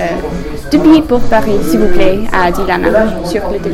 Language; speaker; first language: French; non-native, learner; English